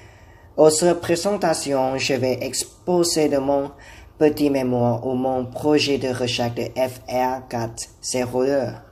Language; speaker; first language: French; non-native, learner; Thai